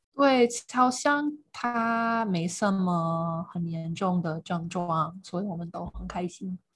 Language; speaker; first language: Chinese; non-native, fluent; English